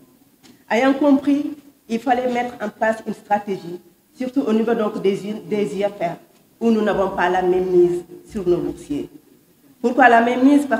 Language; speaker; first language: French; non-native, local second language; Wolof